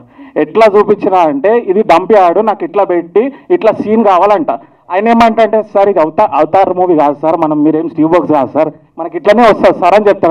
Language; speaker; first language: Telugu; native; Telugu